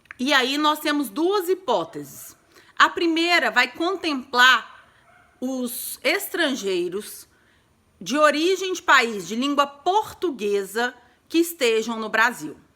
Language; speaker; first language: Portuguese; native; Portuguese